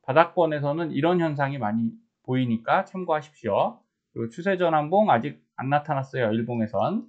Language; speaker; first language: Korean; native; Korean